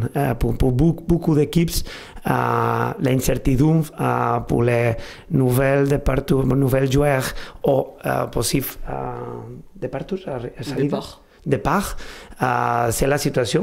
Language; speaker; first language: French; non-native, fluent; Spanish